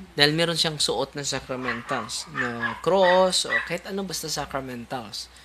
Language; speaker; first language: Filipino; non-native, local second language; Cebuano